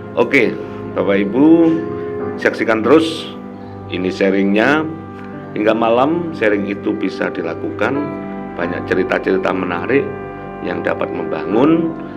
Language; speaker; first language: Indonesian; native; Indonesian